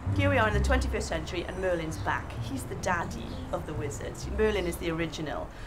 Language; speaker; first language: English; native; English